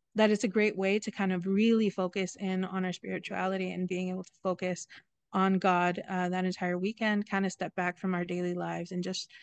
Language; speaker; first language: English; native; English